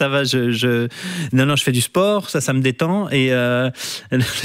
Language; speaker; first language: French; native; French